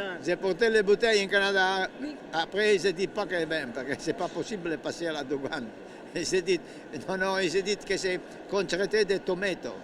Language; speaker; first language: French; non-native, learner; Italian